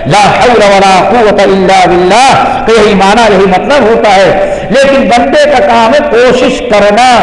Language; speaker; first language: Urdu; native; Urdu